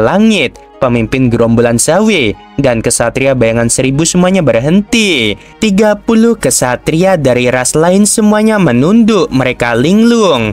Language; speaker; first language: Indonesian; native; Indonesian